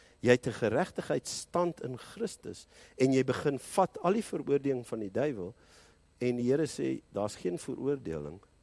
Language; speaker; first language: Afrikaans; early bilingual, heritage; Afrikaans